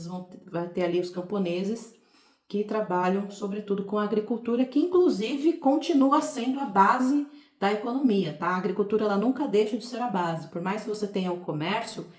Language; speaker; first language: Portuguese; native; Portuguese